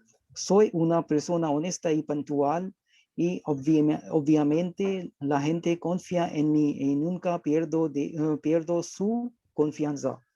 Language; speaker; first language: Spanish; non-native, learner; Hindi